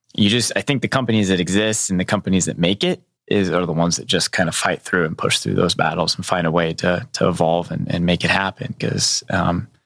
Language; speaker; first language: English; native; English